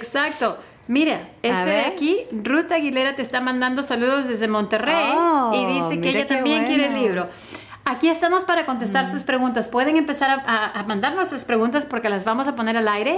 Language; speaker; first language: Spanish; native; Spanish